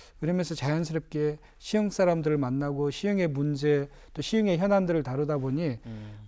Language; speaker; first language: Korean; native; Korean